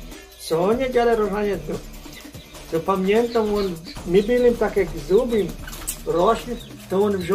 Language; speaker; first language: Polish; early bilingual, heritage; Polish